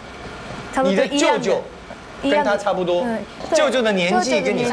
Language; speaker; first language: Chinese; native; Chinese